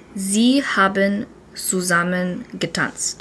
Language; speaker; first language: German; non-native, learner; English